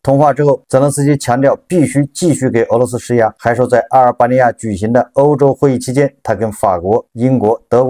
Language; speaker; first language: Chinese; native; Chinese